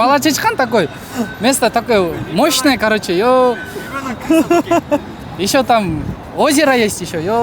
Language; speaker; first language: Russian; non-native, local second language; Kyrgyz